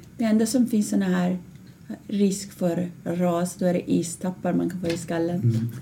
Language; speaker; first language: Swedish; non-native, fluent; Persian